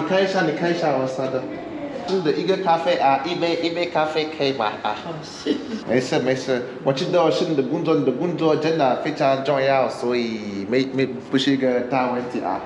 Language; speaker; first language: Chinese; non-native, learner; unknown